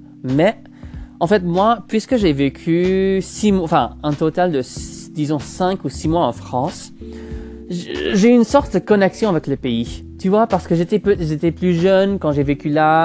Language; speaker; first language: French; non-native, local second language; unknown